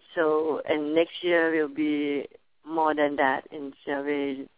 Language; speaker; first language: English; non-native, learner; Thai